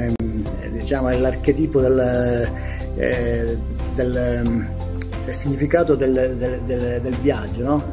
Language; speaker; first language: Italian; native; Italian